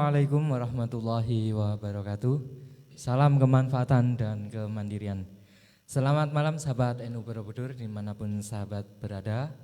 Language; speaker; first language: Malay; non-native, local second language; Javanese